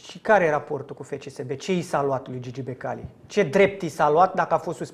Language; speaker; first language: Romanian; native; Romanian